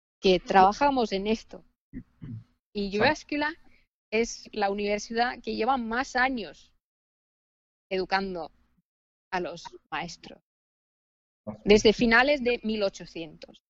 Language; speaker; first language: Spanish; non-native, fluent; Finnish